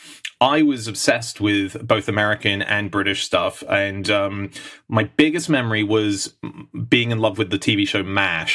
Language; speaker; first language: English; native; English